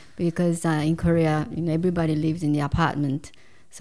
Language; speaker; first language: English; non-native, fluent; Korean